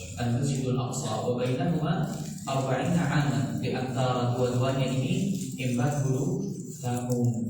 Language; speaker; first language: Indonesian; non-native, fluent; Arabic